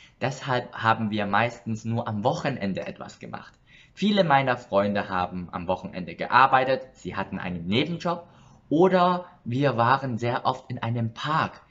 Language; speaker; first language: German; early bilingual, other home language; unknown